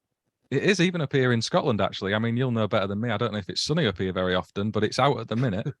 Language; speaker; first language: English; native; English